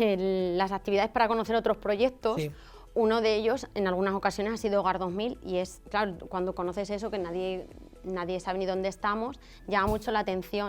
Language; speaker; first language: Spanish; native; Spanish